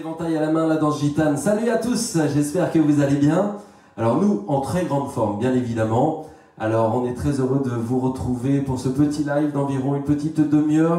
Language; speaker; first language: French; native; French